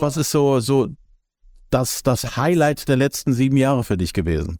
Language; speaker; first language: German; native; German